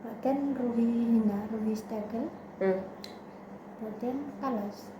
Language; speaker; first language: Arabic; non-native, learner; Indonesian